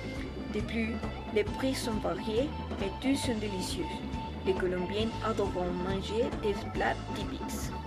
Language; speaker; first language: French; non-native, learner; Spanish